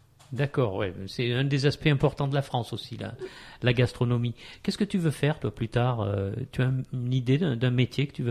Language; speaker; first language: French; native; French